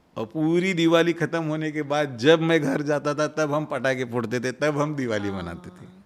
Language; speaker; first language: Hindi; non-native, local second language; Marathi